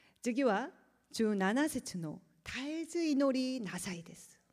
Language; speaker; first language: Japanese; non-native, learner; Korean